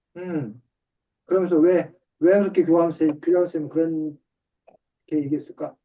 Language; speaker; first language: Korean; native; Korean